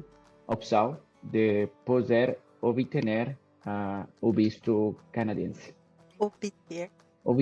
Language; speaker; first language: Portuguese; non-native, fluent; Spanish